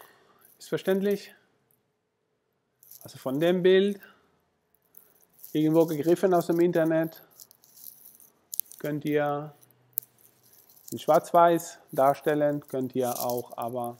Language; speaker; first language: German; non-native, fluent; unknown